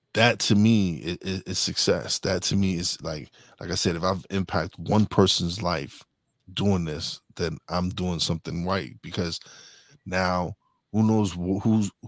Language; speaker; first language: English; native; English